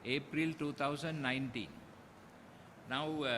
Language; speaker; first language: English; non-native, local second language; Sinhala